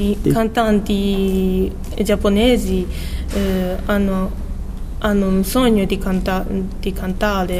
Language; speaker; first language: Italian; non-native, learner; Japanese